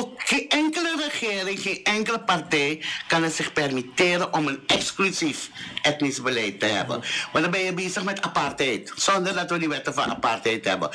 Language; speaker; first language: Dutch; native; Dutch